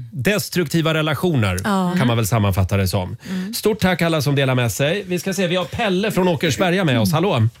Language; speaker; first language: Swedish; native; Swedish